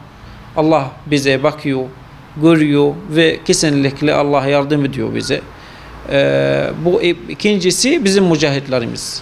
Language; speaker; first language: Turkish; non-native, fluent; Arabic